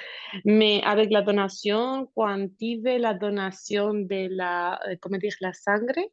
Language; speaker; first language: French; non-native, learner; Spanish